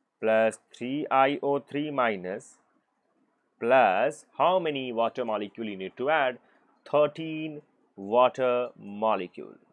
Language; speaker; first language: Hindi; native; Hindi